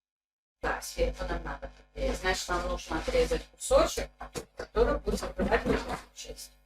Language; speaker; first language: Russian; native; Russian